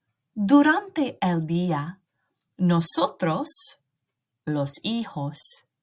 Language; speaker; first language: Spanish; non-native, learner; English